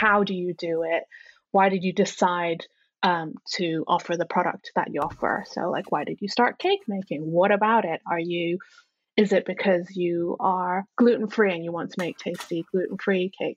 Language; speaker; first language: English; non-native, local second language; Cantonese